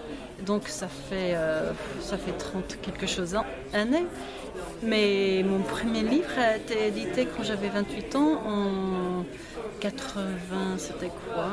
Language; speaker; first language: French; non-native, fluent; English